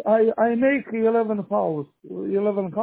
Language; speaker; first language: English; non-native, learner; Romanian